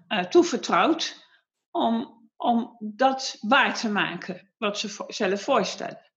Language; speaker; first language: Dutch; native; Dutch